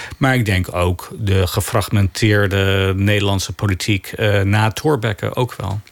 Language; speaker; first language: Dutch; non-native, fluent; English